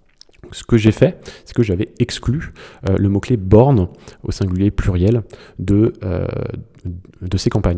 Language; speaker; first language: French; native; French